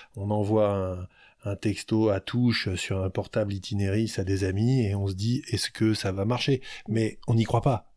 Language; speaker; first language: French; native; French